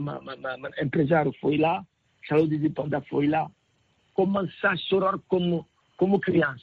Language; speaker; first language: Portuguese; non-native, learner; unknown